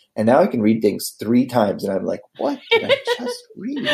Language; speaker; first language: English; native; English